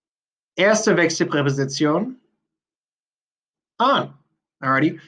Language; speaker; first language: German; non-native, fluent; English